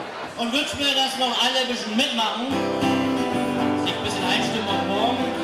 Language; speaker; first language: German; native; German